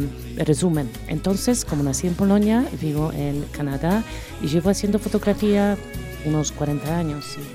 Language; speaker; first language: Spanish; non-native, fluent; Polish